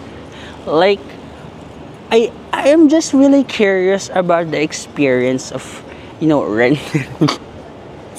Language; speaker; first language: English; non-native, local second language; Filipino